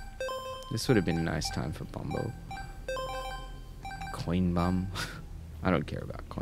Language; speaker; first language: English; native; English